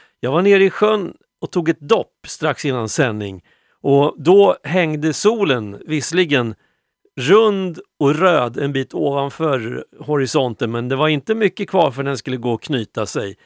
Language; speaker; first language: Swedish; native; Swedish